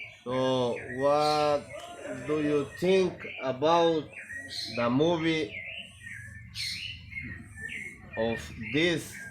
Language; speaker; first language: English; non-native, learner; Spanish